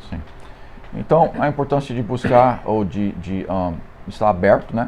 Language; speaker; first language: Portuguese; non-native, fluent; English